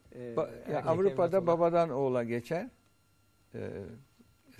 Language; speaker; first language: Turkish; early bilingual, heritage; Turkish